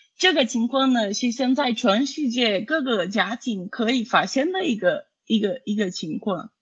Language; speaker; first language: Chinese; non-native, fluent; Portuguese